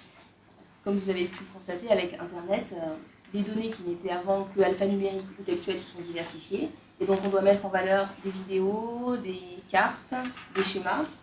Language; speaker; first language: French; native; French